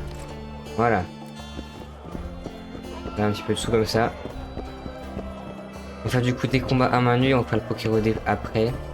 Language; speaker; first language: French; native; French